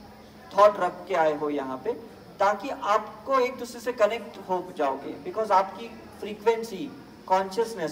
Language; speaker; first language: Hindi; native; Hindi